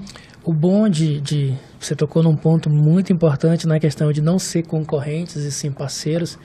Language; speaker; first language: Portuguese; native; Portuguese